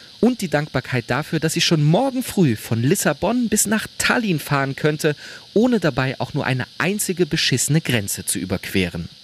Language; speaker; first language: German; native; German